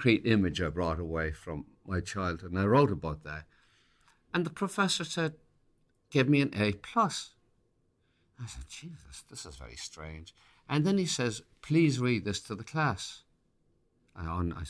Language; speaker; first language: English; native; English